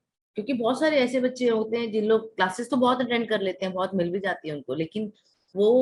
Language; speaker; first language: Hindi; native; Hindi